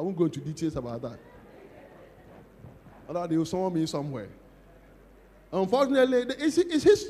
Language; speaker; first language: English; non-native, local second language; Akan